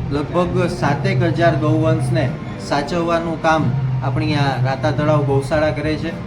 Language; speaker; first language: Gujarati; native; Gujarati